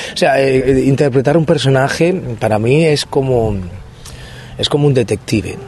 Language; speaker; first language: Spanish; native; Spanish